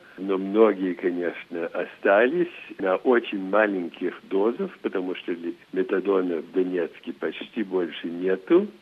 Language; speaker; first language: Russian; early bilingual, heritage; Russian